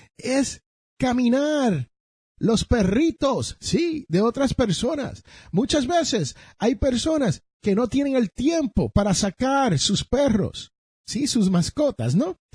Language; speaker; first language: Spanish; early bilingual, heritage; Spanish